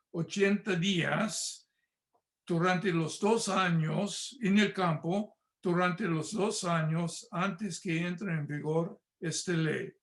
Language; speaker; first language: Spanish; non-native, fluent; English